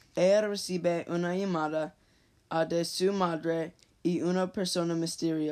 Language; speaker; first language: Spanish; non-native, learner; English